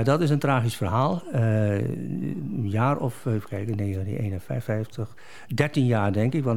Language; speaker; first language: Dutch; native; Dutch